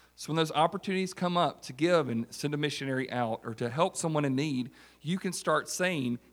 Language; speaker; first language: English; native; English